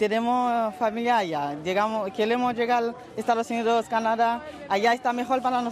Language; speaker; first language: Spanish; non-native, learner; Haitian Creole